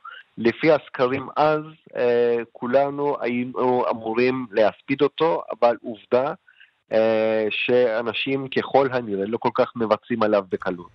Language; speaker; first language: Hebrew; non-native, fluent; Turkish